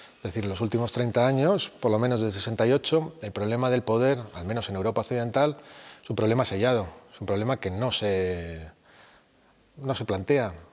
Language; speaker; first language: Spanish; native; Spanish